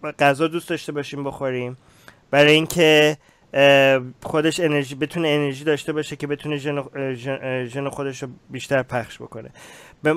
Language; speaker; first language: Persian; early bilingual, heritage; Persian